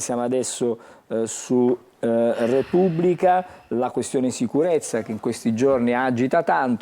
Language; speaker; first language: Italian; native; Italian